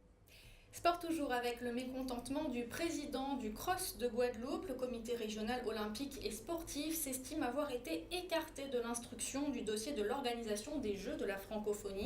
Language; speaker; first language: French; native; French